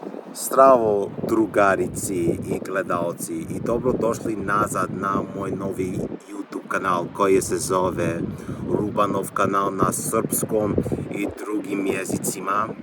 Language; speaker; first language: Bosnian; non-native, learner; English